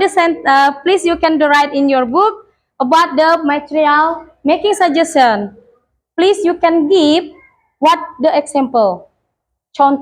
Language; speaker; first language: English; non-native, learner; Indonesian